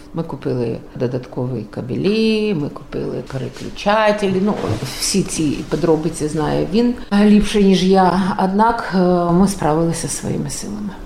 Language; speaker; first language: Ukrainian; non-native, local second language; Russian